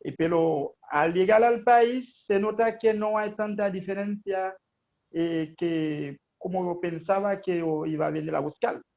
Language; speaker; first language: Spanish; non-native, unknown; Haitian Creole